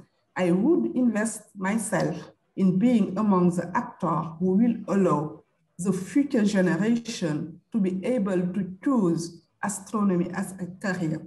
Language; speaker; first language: English; non-native, fluent; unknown